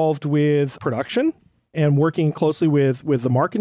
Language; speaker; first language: English; native; English